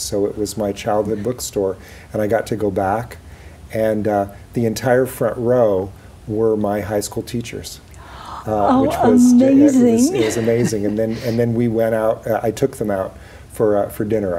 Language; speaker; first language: English; native; English